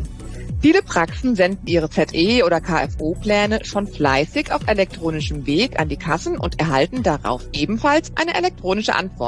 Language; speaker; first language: German; native; German